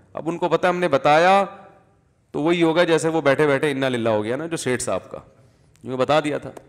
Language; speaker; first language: Urdu; native; Urdu